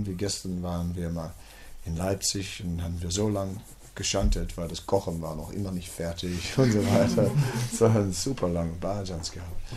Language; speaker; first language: German; non-native, fluent; Dutch